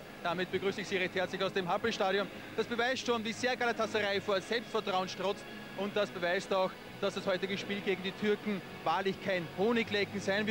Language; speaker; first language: German; native; German